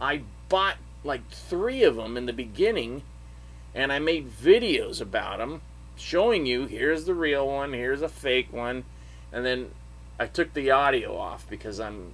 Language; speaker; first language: English; native; English